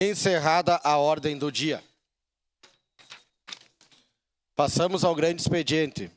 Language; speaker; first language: Portuguese; native; Portuguese